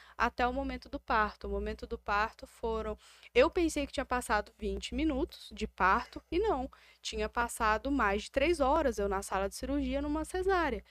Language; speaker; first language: Portuguese; native; Portuguese